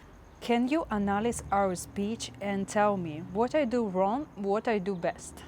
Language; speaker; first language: English; non-native, learner; Russian